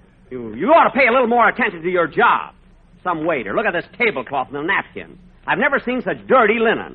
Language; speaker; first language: English; native; English